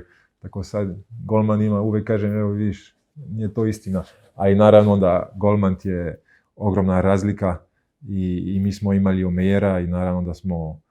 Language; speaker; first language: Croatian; early bilingual, heritage; Croatian